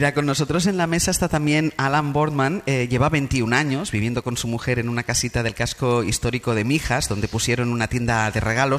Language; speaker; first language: Spanish; native; Spanish